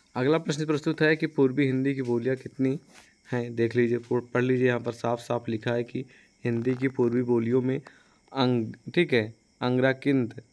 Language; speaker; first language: Hindi; native; Hindi